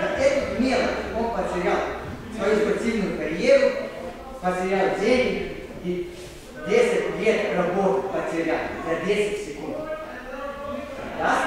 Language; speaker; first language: Russian; non-native, learner; Serbian